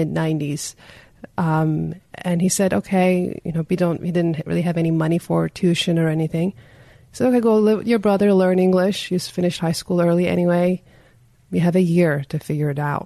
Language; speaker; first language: English; non-native, fluent; Turkish